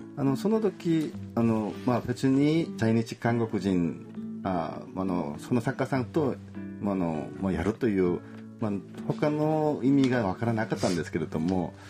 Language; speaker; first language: Japanese; non-native, fluent; Korean